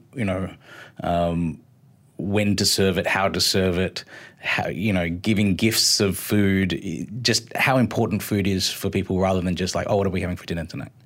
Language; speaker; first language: English; native; English